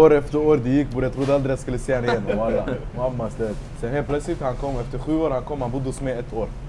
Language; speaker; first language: Swedish; early bilingual, other home language; Amharic